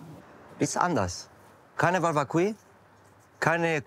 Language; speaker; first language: German; non-native, learner; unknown